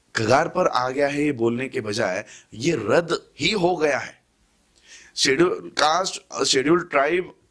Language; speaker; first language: Hindi; non-native, local second language; Marathi